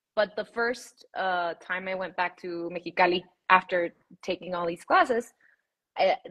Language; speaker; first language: English; early bilingual, other home language; Spanish